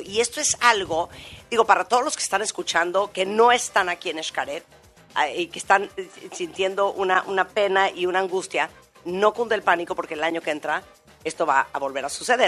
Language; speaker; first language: Spanish; native; Spanish